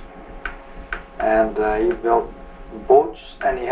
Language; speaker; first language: English; native; English